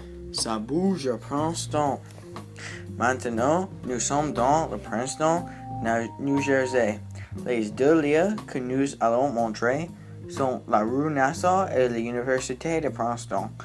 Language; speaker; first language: French; non-native, learner; English